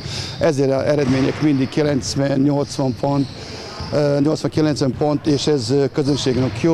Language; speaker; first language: Hungarian; non-native, fluent; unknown